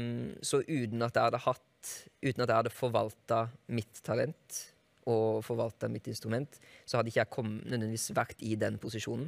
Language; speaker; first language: Norwegian; native; Norwegian